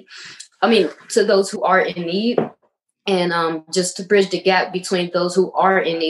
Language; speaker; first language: English; native; English